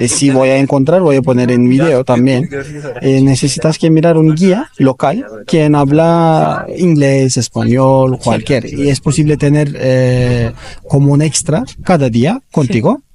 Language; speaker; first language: Spanish; non-native, learner; Turkish